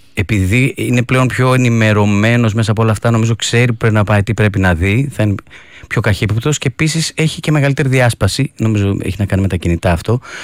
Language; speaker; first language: Greek; native; Greek